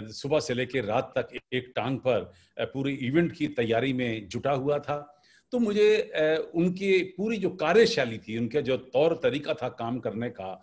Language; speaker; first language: Hindi; native; Hindi